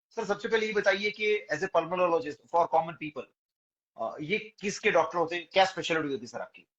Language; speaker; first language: Hindi; native; Hindi